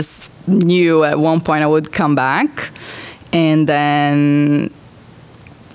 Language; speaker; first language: English; non-native, fluent; Portuguese